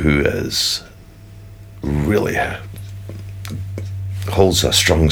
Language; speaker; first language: English; native; English